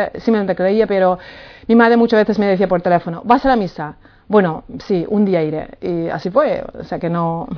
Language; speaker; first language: Spanish; non-native, fluent; Hungarian